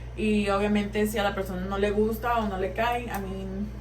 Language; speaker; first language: Spanish; early bilingual, heritage; Spanish